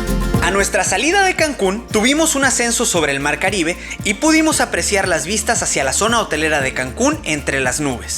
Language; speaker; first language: Spanish; native; Spanish